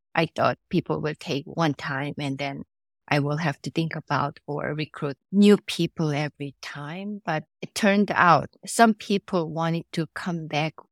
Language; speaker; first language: English; non-native, fluent; Korean